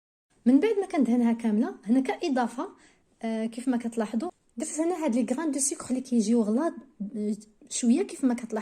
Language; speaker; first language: Arabic; native; Arabic